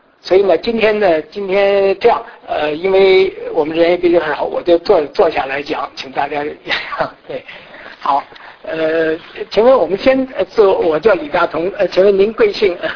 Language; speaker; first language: Chinese; native; Chinese